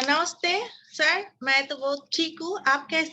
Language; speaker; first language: Hindi; non-native, local second language; Bangla